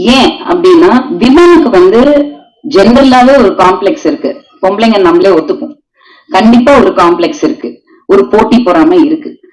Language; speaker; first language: Tamil; native; Tamil